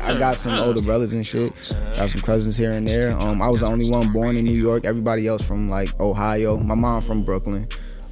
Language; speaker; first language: English; native; English